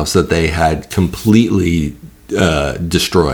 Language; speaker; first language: English; native; English